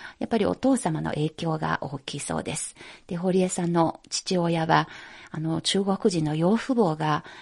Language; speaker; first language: Japanese; non-native, fluent; Chinese